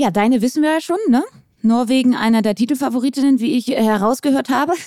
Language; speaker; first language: German; native; German